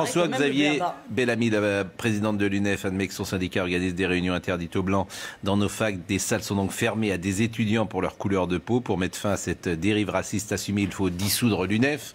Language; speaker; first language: French; native; French